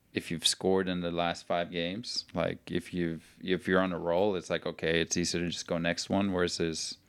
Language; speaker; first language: English; non-native, fluent; Norwegian